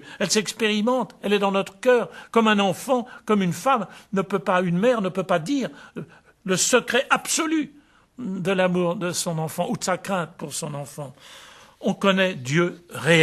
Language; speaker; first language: French; native; French